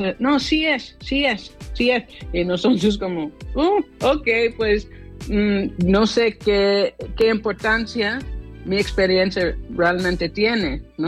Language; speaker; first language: Spanish; non-native, fluent; English